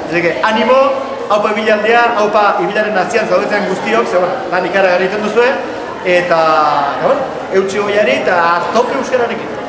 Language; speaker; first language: Basque; early bilingual, heritage; English